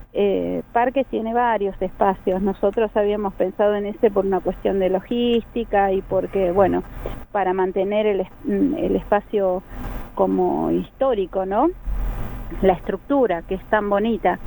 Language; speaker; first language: Spanish; native; Spanish